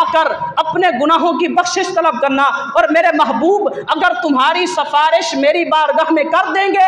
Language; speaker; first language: Urdu; native; Urdu